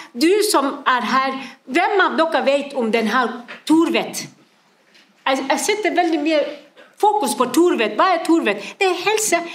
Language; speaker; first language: Norwegian; non-native, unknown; Somali